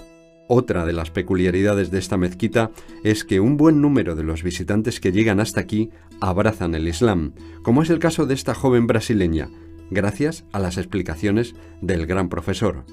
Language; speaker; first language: Spanish; native; Spanish